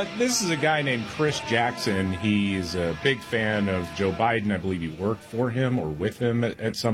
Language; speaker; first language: English; native; English